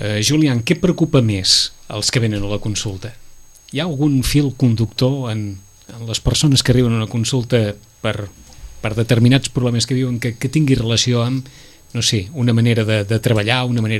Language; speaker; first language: Catalan; native; Catalan